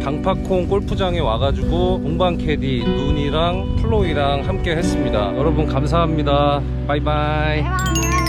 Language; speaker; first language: Korean; native; Korean